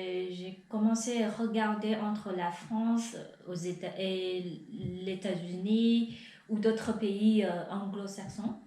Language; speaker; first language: French; non-native, fluent; Vietnamese